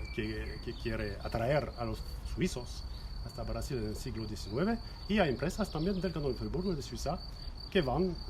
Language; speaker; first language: Spanish; non-native, fluent; French